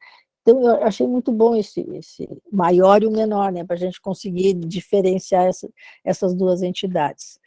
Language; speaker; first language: Portuguese; native; Portuguese